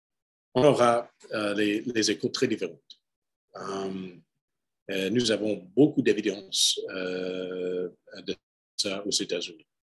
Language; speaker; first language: French; non-native, fluent; English